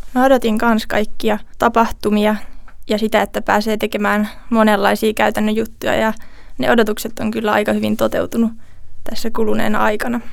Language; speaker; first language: Finnish; native; Finnish